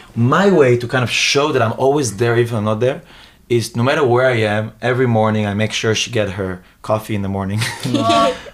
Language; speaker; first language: English; early bilingual, other home language; Hebrew